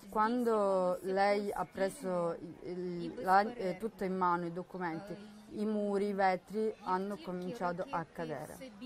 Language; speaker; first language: Italian; non-native, fluent; Ukrainian